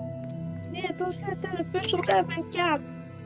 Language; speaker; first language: French; native; French